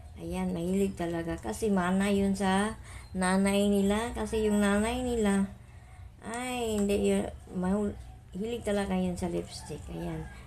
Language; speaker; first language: Filipino; non-native, local second language; Cebuano